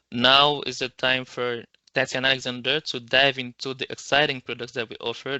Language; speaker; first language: English; non-native, local second language; French